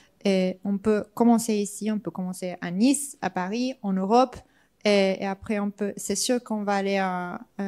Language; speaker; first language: French; non-native, fluent; English